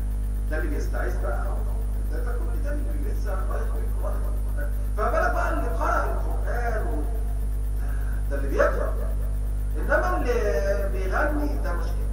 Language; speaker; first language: Arabic; native; Arabic